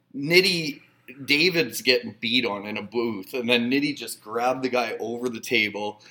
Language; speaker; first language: English; native; English